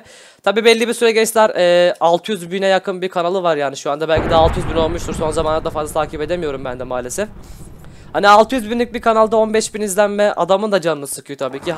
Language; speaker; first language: Turkish; native; Turkish